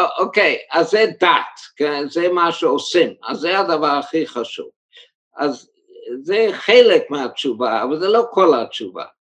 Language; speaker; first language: Hebrew; early bilingual, heritage; German